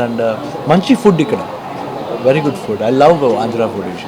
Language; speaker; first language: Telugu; non-native, learner; Kannada